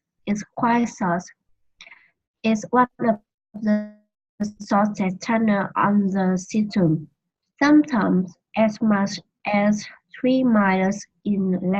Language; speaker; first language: English; non-native, learner; Vietnamese